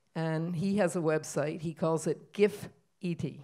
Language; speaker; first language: English; native; English